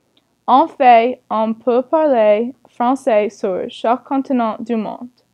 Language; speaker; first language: French; non-native, learner; English